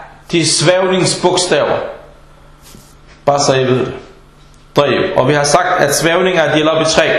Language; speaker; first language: Danish; early bilingual, other home language; Arabic